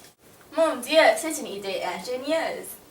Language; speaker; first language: French; non-native, learner; English